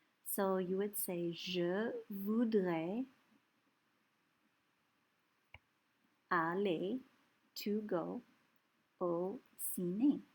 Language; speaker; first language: French; non-native, fluent; English